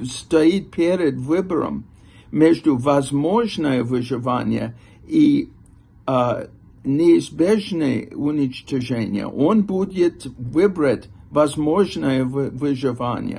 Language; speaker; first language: Russian; non-native, fluent; English